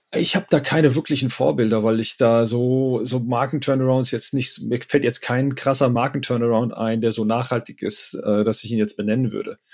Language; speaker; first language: German; early bilingual, other home language; Arabic